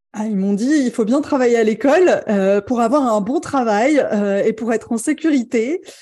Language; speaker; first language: French; native; French